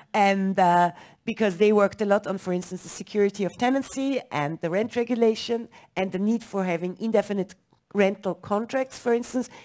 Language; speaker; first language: English; non-native, fluent; German